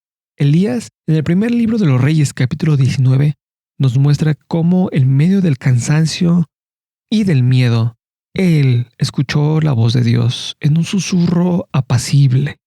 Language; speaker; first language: Spanish; native; Spanish